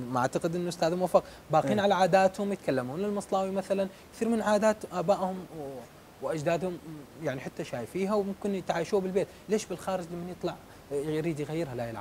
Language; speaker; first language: Arabic; native; Arabic